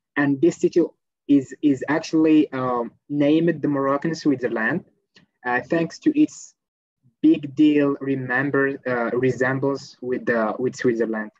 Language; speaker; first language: English; non-native, fluent; Arabic